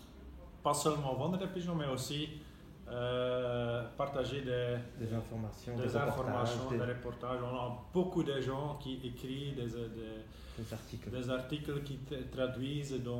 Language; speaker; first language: French; non-native, local second language; Dutch